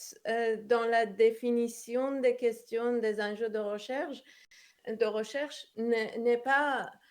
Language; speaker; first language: French; non-native, fluent; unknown